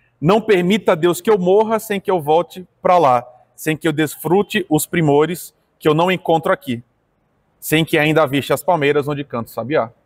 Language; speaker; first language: Portuguese; native; Portuguese